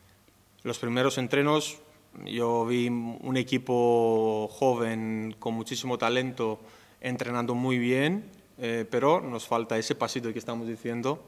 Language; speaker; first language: Spanish; non-native, fluent; Greek